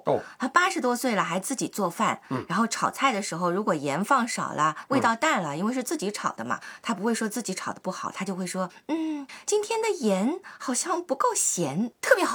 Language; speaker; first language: Chinese; native; Chinese